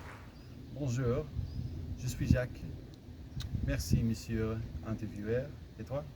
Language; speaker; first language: French; non-native, learner; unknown